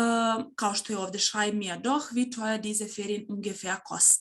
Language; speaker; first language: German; non-native, fluent; Serbian